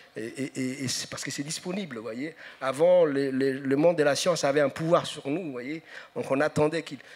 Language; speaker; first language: French; non-native, local second language; Somali